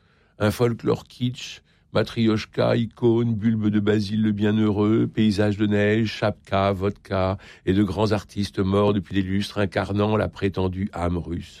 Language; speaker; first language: French; native; French